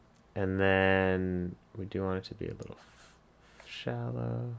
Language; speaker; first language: English; native; English